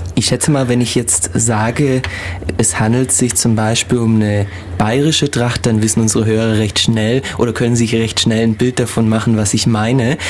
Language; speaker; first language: German; native; German